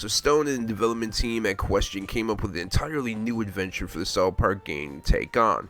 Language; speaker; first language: English; native; English